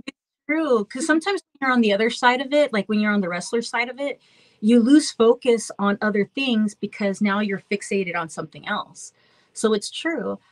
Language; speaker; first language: English; native; English